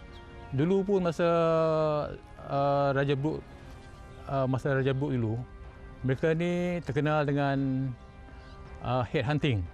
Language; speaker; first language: Malay; native; Malay